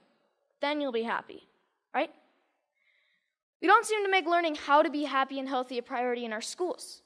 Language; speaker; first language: English; native; English